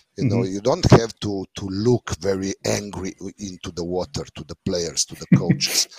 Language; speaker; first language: English; non-native, fluent; Slovenian